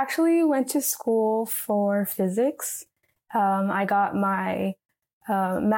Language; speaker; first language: English; native; English